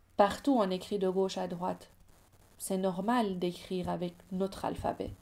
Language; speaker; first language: French; non-native, fluent; Persian